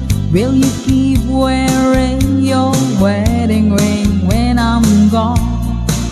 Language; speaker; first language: English; non-native, local second language; Filipino